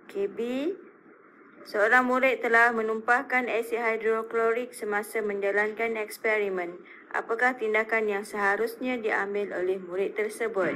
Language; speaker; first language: Malay; native; Malay